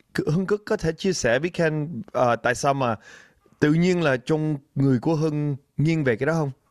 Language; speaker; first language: Vietnamese; early bilingual, other home language; English